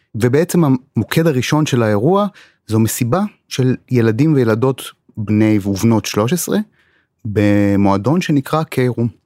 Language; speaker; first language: Hebrew; native; Hebrew